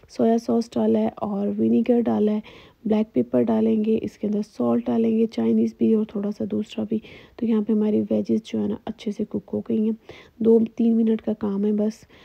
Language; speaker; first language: Urdu; native; Urdu